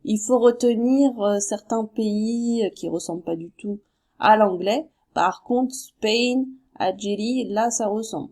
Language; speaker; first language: French; native; French